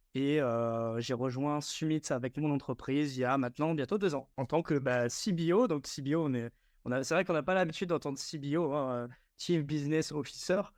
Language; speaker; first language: French; native; French